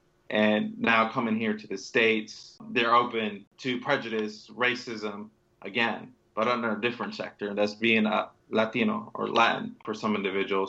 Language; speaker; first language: English; native; English